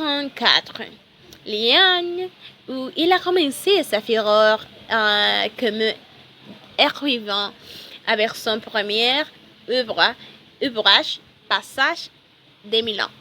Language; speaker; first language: French; non-native, learner; Spanish